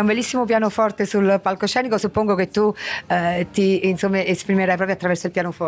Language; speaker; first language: Italian; native; Italian